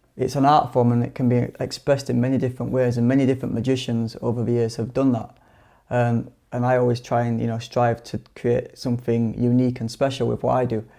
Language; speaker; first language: English; native; English